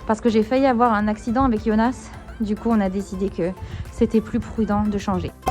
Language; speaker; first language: French; native; French